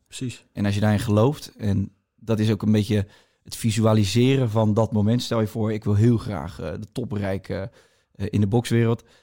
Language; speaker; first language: Dutch; native; Dutch